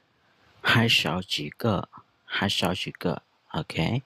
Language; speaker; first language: Chinese; non-native, fluent; Khmer